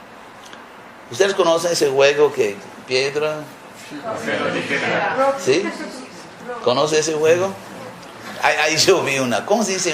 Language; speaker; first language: Spanish; non-native, fluent; English